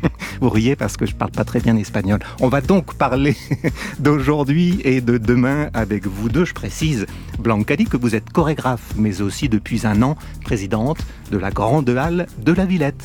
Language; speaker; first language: French; native; French